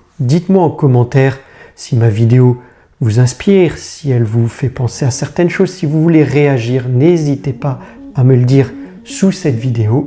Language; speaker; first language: French; native; French